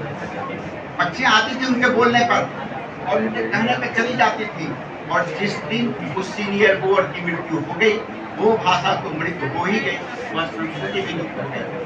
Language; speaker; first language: Hindi; native; Hindi